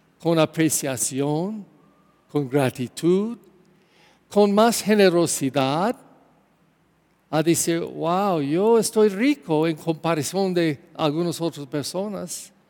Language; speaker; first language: Spanish; non-native, learner; English